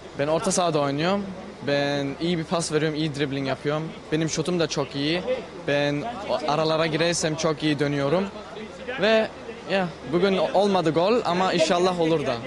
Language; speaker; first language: Turkish; early bilingual, heritage; Turkish